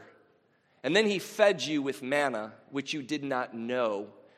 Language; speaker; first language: English; native; English